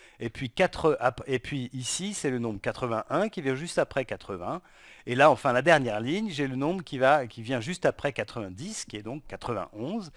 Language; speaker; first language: French; native; French